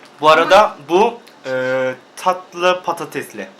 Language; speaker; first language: Turkish; non-native, fluent; Korean